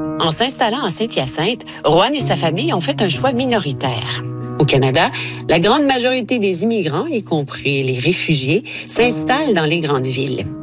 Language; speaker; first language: French; native; French